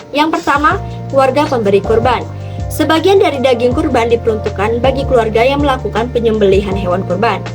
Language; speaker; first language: Indonesian; native; Indonesian